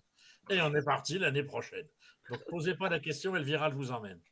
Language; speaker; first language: French; native; French